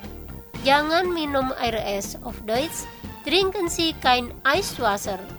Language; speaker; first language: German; non-native, fluent; Indonesian